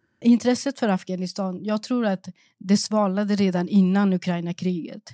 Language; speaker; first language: Swedish; early bilingual, other home language; Persian